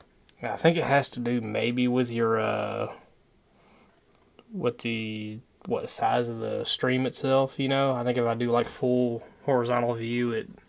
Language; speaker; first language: English; native; English